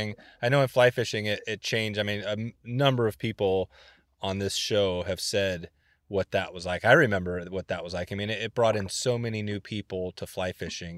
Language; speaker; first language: English; native; English